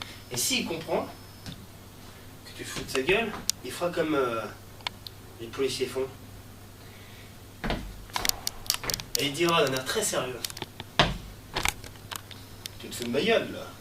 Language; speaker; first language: French; native; French